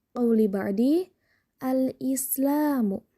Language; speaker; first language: Arabic; non-native, fluent; Indonesian